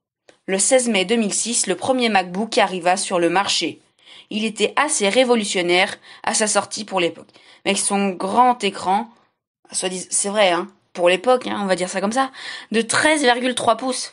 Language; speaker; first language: French; native; French